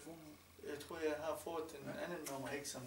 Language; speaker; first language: Danish; non-native, learner; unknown